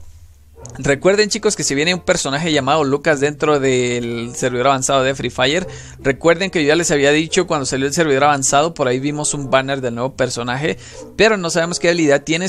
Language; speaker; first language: Spanish; native; Spanish